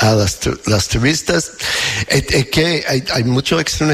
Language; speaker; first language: Spanish; non-native, fluent; English